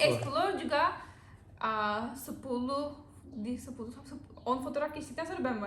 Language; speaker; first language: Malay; non-native, learner; Turkish